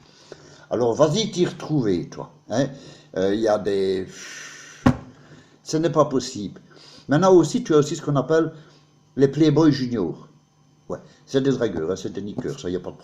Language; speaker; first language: French; native; French